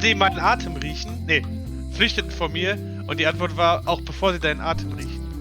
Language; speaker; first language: German; native; German